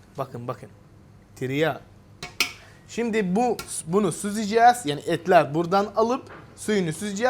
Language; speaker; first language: Turkish; non-native, fluent; Arabic